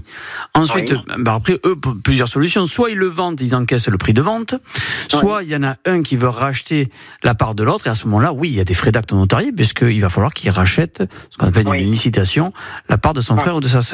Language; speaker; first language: French; native; French